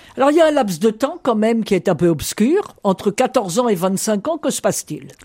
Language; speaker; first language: French; native; French